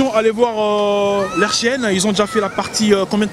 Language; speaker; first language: French; native; French